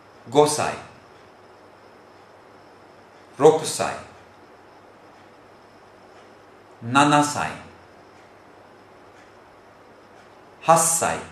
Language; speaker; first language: Japanese; non-native, fluent; Turkish